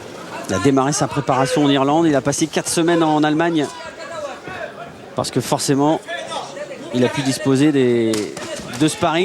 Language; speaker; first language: French; native; French